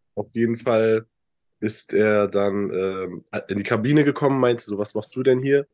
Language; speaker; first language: German; native; German